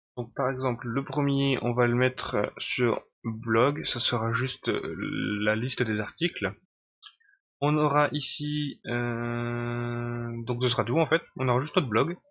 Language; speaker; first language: French; native; French